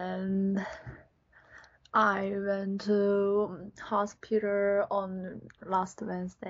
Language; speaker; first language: English; non-native, learner; Japanese